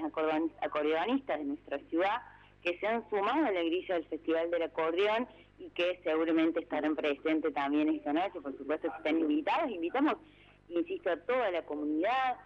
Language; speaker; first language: Spanish; native; Spanish